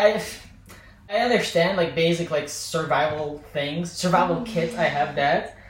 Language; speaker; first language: English; non-native, fluent; Azerbaijani